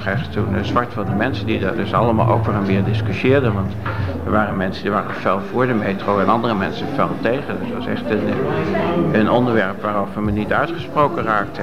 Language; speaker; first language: Dutch; native; Dutch